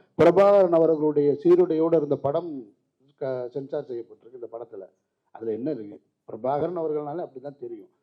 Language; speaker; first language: Tamil; native; Tamil